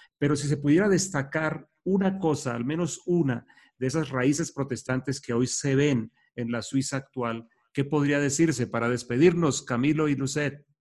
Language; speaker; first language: Spanish; native; Spanish